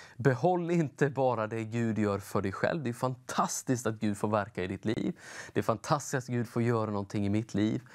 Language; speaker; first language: Swedish; native; Swedish